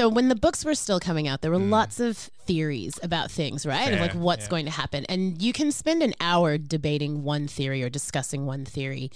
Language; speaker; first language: English; native; English